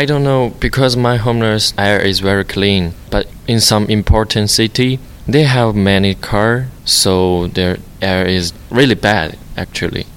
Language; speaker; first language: English; non-native, learner; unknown